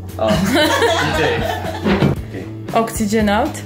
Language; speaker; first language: English; non-native, learner; Armenian